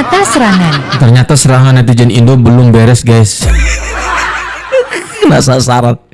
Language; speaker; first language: Indonesian; native; Indonesian